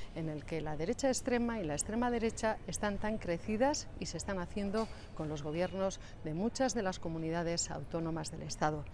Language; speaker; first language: Spanish; native; Spanish